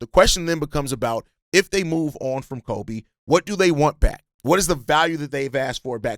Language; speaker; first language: English; native; English